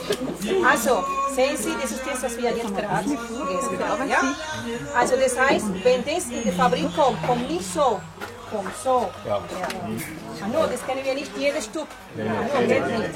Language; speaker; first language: German; non-native, fluent; French